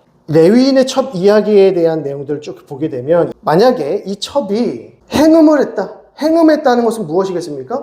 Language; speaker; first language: Korean; native; Korean